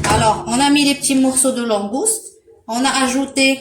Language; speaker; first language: French; non-native, local second language; Arabic